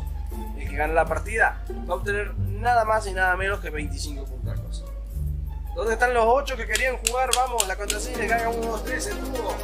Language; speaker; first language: Spanish; native; Spanish